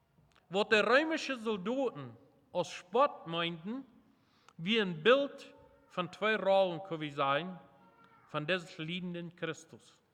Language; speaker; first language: German; non-native, local second language; Plautdietsch